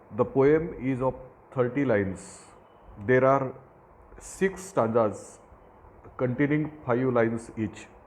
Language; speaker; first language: English; non-native, local second language; Marathi